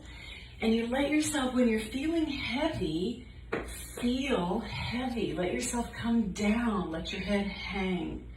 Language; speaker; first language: English; native; English